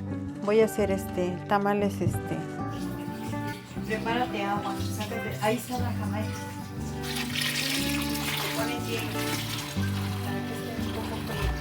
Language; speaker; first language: Spanish; native; Spanish